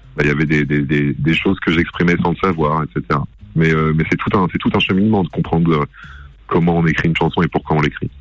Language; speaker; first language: French; early bilingual, other home language; Arabic